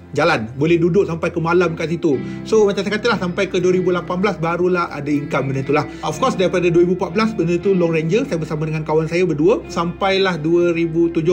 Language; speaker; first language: Malay; native; Malay